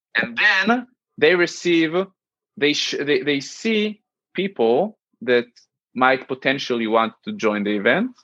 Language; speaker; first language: English; non-native, fluent; Hebrew